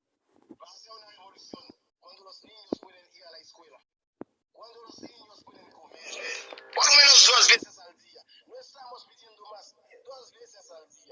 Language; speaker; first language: Spanish; non-native, fluent; Haitian Creole